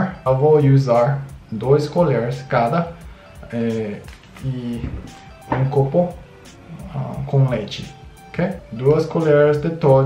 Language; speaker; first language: Portuguese; non-native, learner; English